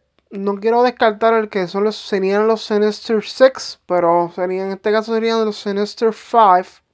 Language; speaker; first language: Spanish; native; Spanish